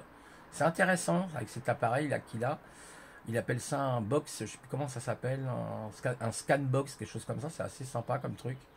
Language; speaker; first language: French; native; French